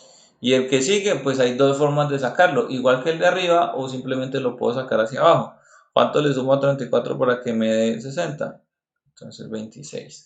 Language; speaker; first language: Spanish; native; Spanish